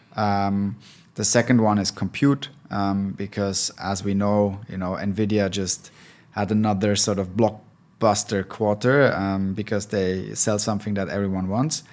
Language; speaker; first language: English; non-native, fluent; German